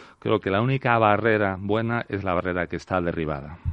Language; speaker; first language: Spanish; native; Spanish